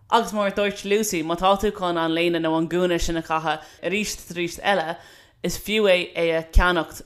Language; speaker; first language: Irish; non-native, local second language; English